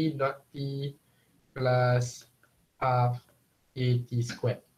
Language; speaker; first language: English; non-native, local second language; Malay